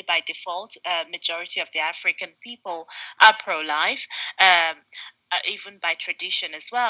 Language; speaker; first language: English; non-native, local second language; Igbo